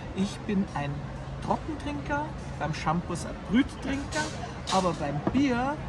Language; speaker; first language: German; native; German